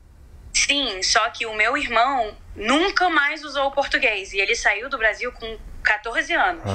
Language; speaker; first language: Portuguese; early bilingual, heritage; Portuguese